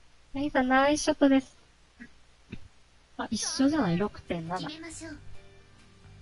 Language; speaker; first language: Japanese; native; Japanese